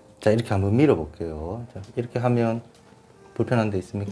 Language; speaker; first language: Korean; native; Korean